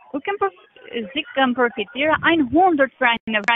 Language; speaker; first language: German; non-native, learner; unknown